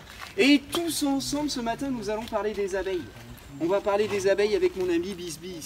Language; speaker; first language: French; native; French